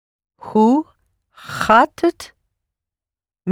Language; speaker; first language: Dutch; non-native, learner; English